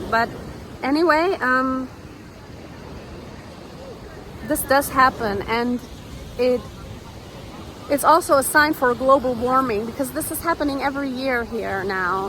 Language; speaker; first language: English; non-native, fluent; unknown